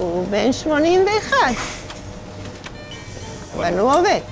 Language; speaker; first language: Hebrew; non-native, fluent; Spanish